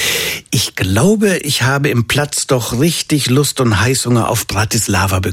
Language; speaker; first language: German; native; German